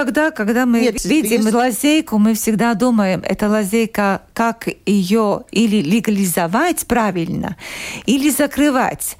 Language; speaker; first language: Russian; non-native, local second language; Latvian